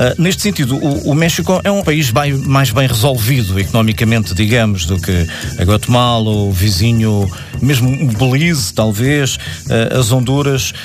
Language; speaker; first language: Portuguese; native; Portuguese